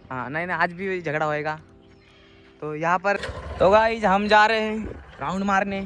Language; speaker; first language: Hindi; non-native, local second language; Marathi